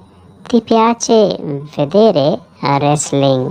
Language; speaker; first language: Italian; non-native, learner; Urdu